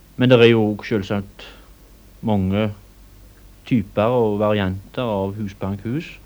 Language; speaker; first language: Norwegian; native; Norwegian